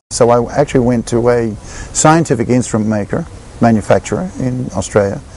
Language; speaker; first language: English; native; English